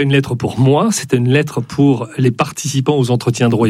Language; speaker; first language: French; native; French